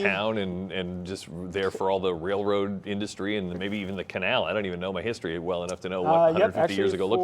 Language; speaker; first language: English; native; English